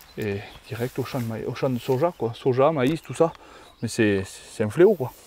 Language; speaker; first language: French; native; French